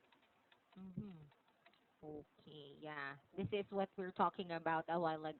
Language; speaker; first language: English; non-native, local second language; Filipino